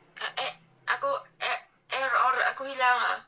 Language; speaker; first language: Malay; non-native, learner; Vietnamese